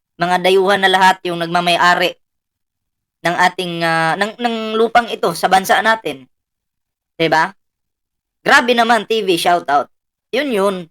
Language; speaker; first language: Filipino; native; Filipino